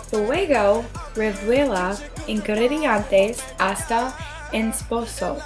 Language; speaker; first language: Spanish; non-native, learner; English